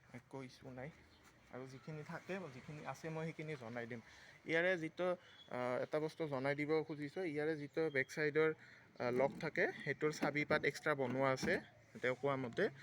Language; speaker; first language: Assamese; native; Assamese